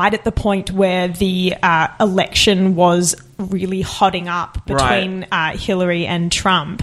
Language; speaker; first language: English; native; English